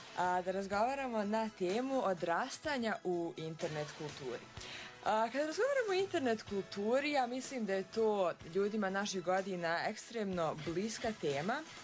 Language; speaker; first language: Serbian; native; Serbian